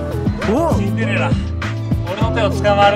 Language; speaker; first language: Japanese; native; Japanese